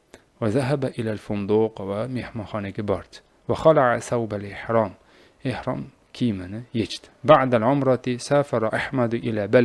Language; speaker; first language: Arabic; non-native, fluent; Uzbek